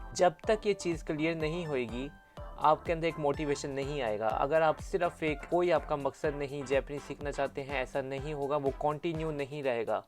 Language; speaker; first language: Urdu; native; Urdu